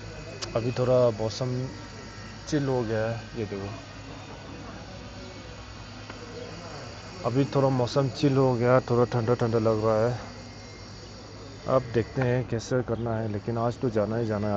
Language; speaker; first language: Hindi; non-native, local second language; Tibetan